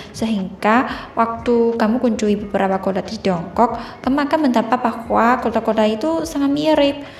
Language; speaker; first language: Indonesian; non-native, fluent; Chinese